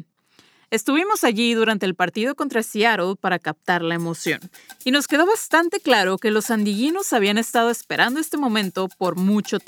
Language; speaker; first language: Spanish; native; Spanish